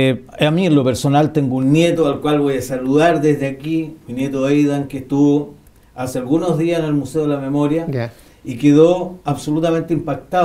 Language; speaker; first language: Spanish; native; Spanish